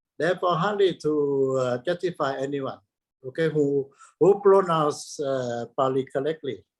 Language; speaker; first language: English; non-native, fluent; Thai